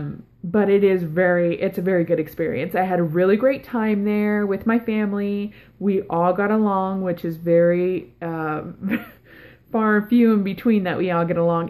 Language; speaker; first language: English; native; English